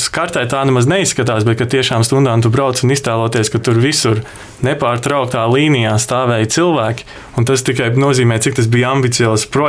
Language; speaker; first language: Latvian; native; Latvian